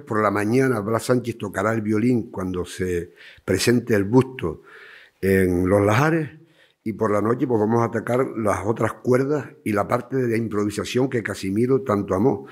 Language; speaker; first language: Spanish; native; Spanish